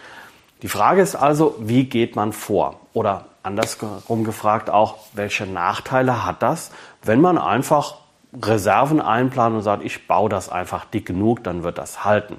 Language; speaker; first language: German; native; German